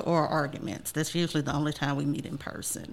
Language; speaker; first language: English; native; English